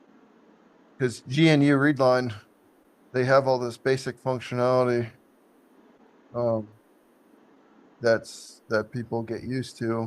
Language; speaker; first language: English; native; English